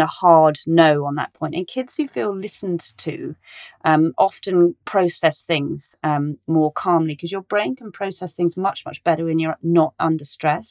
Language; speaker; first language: English; native; English